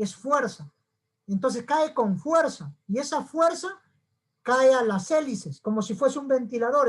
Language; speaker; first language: Spanish; native; Spanish